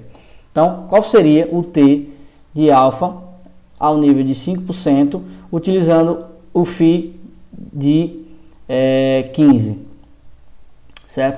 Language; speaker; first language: Portuguese; native; Portuguese